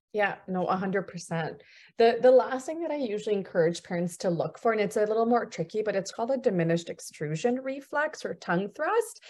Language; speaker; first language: English; early bilingual, other home language; Punjabi